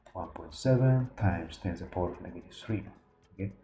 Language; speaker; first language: English; non-native, local second language; Amharic